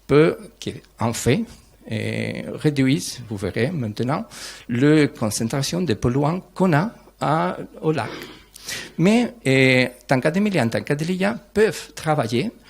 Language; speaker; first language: French; non-native, learner; Spanish